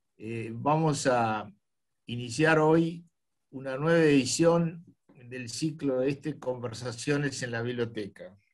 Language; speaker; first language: Spanish; native; Spanish